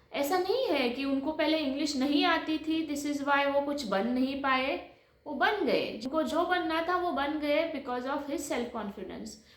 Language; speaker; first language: Hindi; non-native, local second language; Marathi